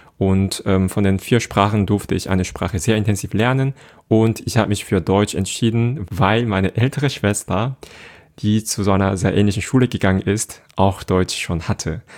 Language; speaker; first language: German; non-native, fluent; Korean